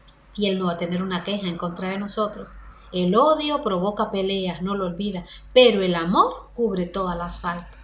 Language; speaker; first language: Spanish; native; Spanish